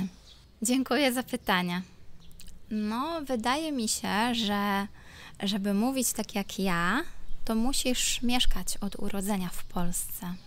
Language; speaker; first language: Polish; non-native, local second language; Ukrainian